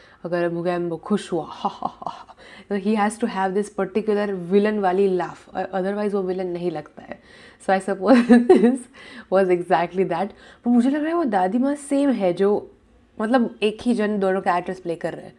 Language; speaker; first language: Hindi; non-native, local second language; Gujarati